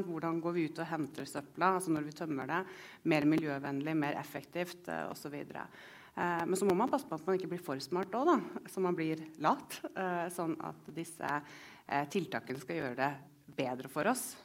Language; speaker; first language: Norwegian; native; Norwegian